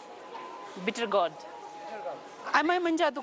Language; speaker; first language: Italian; non-native, fluent; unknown